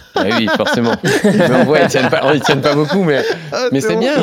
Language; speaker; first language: French; native; French